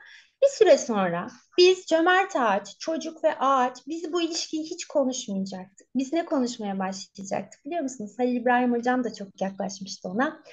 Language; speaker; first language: Turkish; native; Turkish